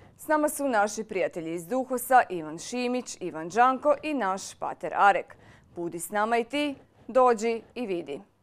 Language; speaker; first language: Croatian; native; Croatian